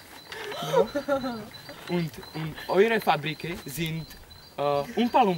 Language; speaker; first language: German; non-native, learner; Czech